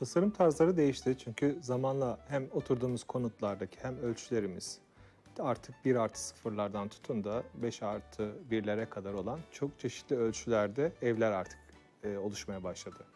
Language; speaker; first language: Turkish; native; Turkish